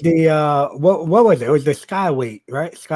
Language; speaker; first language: English; native; English